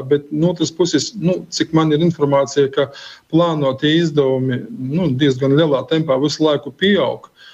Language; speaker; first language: Latvian; native; Latvian